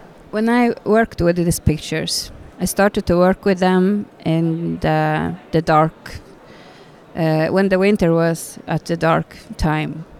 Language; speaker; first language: English; non-native, fluent; Norwegian